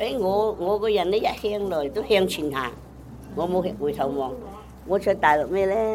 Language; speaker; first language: Chinese; native; Chinese